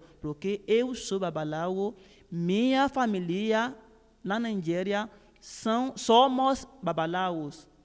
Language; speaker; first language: Portuguese; non-native, learner; Yoruba